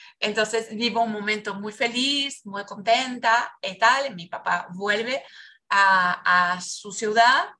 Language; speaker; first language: Spanish; non-native, fluent; Portuguese